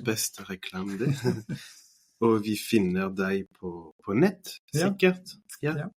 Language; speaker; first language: Norwegian; non-native, fluent; French